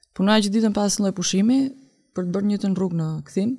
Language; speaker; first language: Albanian; native; Albanian